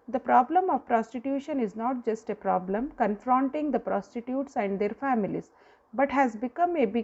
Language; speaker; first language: English; non-native, local second language; Kannada